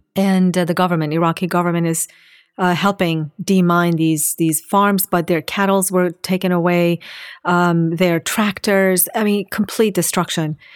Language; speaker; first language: English; non-native, fluent; Assyrian Neo-Aramaic